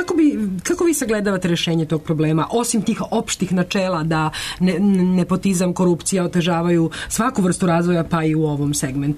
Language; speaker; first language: Serbian; native; Serbian